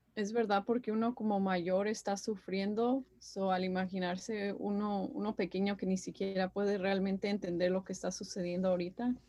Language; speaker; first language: Spanish; early bilingual, heritage; Spanish